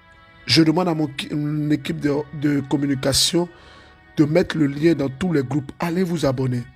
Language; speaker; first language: French; native; French